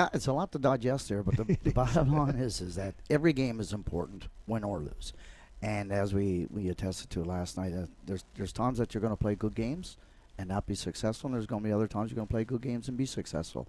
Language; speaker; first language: English; native; English